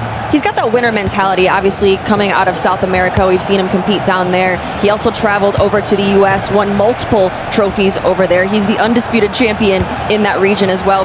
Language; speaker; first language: English; native; English